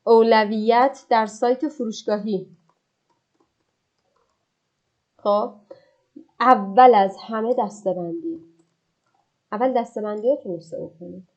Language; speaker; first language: Persian; native; Persian